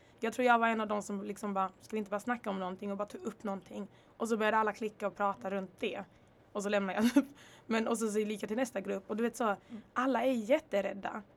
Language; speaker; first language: Swedish; early bilingual, other home language; Kinyarwanda